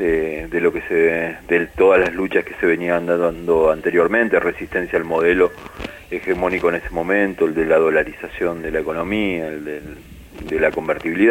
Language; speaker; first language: Spanish; native; Spanish